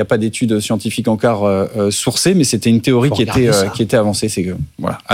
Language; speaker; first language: French; native; French